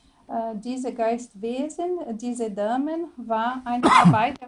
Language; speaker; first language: German; non-native, learner; Portuguese